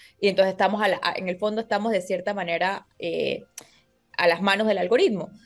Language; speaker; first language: Spanish; native; Spanish